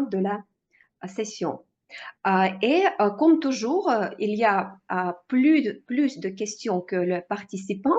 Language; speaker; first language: French; non-native, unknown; Russian